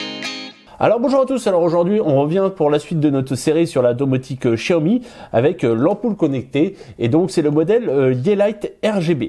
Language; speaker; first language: French; native; French